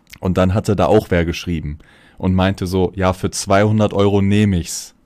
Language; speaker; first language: German; early bilingual, other home language; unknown